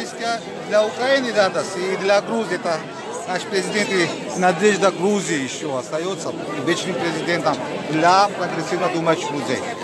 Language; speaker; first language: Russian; non-native, fluent; Georgian